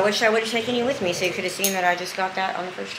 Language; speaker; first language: English; native; English